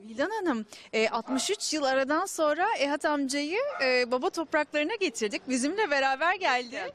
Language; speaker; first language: Turkish; native; Turkish